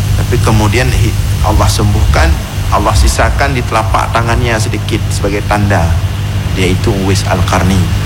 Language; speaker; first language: Malay; non-native, local second language; Achinese